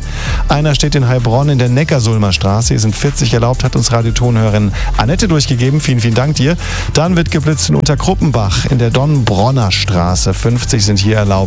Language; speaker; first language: German; native; German